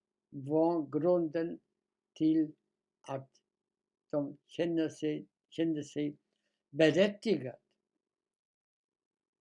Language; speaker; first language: Swedish; non-native, fluent; Polish